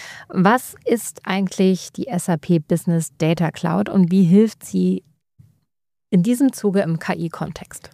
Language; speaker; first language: German; native; German